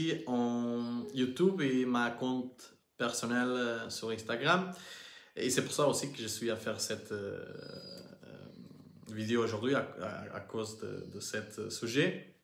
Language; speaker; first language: French; non-native, learner; Portuguese